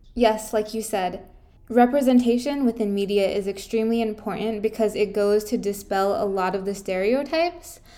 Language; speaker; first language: English; native; English